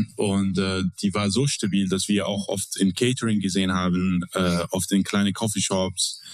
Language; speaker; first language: German; non-native, fluent; Arabic